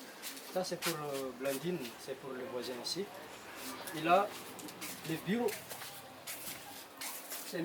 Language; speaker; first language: French; non-native, local second language; Malagasy